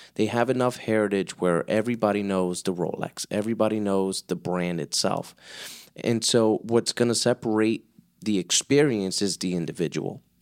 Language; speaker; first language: English; early bilingual, other home language; Spanish